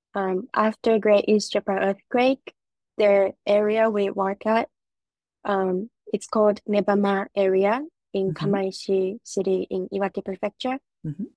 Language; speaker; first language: English; non-native, fluent; Japanese